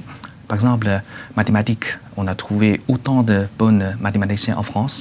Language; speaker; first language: French; non-native, learner; Chinese